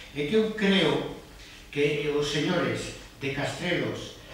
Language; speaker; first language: Spanish; non-native, local second language; Galician